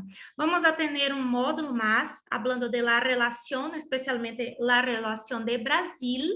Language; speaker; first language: Spanish; non-native, learner; Portuguese